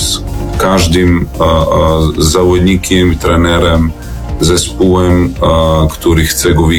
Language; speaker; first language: Polish; non-native, learner; Serbian